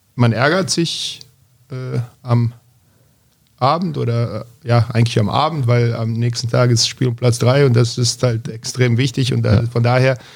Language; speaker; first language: German; early bilingual, other home language; Bosnian